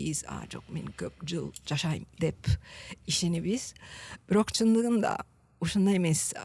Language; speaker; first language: Kyrgyz; non-native, learner; Italian